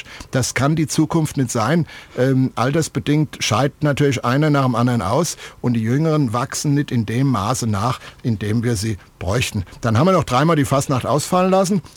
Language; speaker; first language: German; native; German